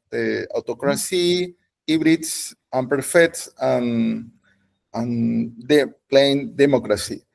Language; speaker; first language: English; non-native, learner; Spanish